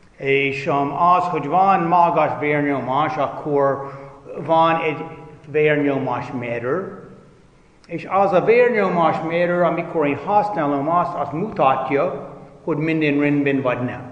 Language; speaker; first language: Hungarian; non-native, fluent; English